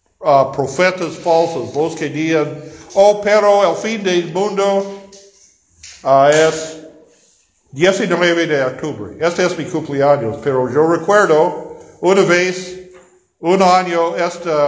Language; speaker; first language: Spanish; non-native, fluent; English